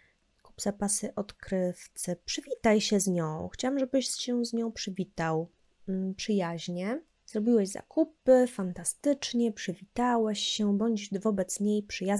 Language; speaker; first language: Polish; native; Polish